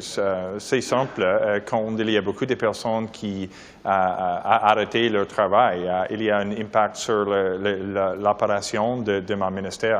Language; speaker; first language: French; non-native, learner; English